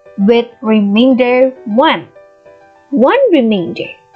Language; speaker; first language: English; non-native, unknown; Indonesian